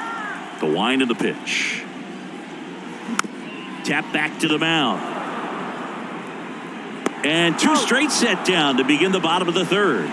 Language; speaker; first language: English; native; English